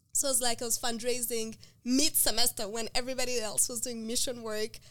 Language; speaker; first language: English; non-native, local second language; Kinyarwanda